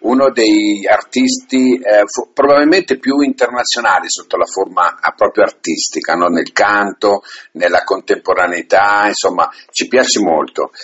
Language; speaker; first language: Italian; native; Italian